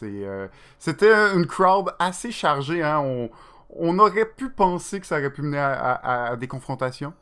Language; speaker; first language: French; native; French